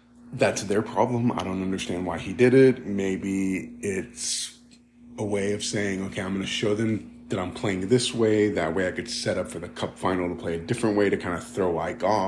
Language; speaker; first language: English; early bilingual, other home language; Greek